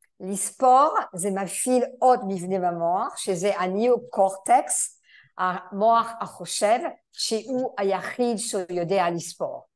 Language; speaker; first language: Hebrew; non-native, fluent; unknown